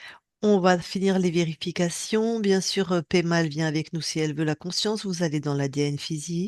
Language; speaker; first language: French; native; French